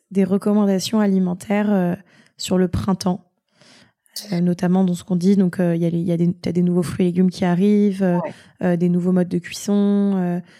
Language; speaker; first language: French; native; French